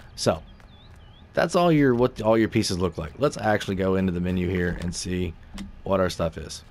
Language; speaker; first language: English; native; English